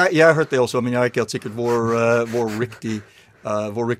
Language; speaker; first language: Norwegian; non-native, learner; English